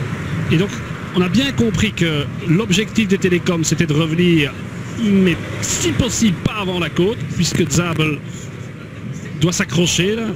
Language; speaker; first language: French; native; French